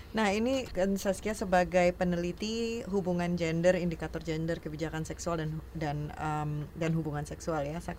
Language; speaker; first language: Indonesian; native; Indonesian